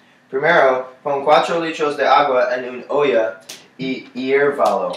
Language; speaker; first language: Spanish; non-native, learner; English